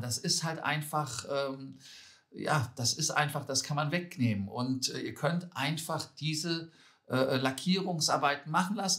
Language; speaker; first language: German; native; German